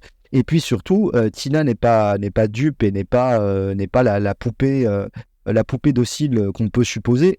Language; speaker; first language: French; native; French